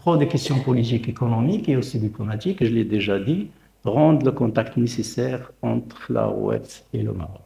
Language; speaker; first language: French; non-native, local second language; Arabic